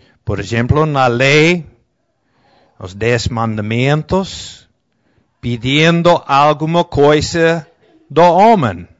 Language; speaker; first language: Portuguese; non-native, fluent; Spanish